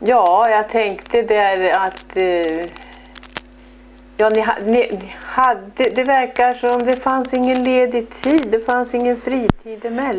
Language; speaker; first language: Swedish; native; Swedish